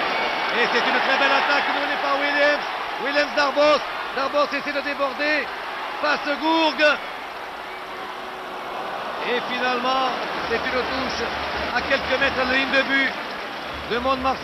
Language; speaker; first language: French; native; French